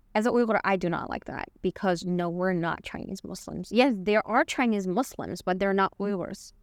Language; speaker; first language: English; non-native, fluent; Chinese